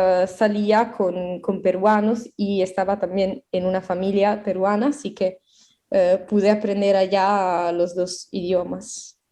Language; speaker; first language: Spanish; non-native, fluent; Italian